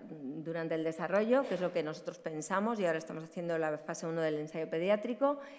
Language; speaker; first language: Spanish; native; Spanish